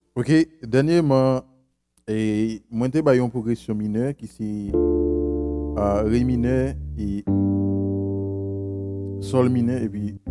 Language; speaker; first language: French; non-native, local second language; Haitian Creole